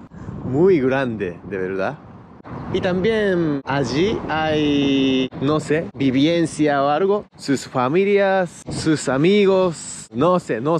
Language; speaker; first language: Spanish; non-native, fluent; Japanese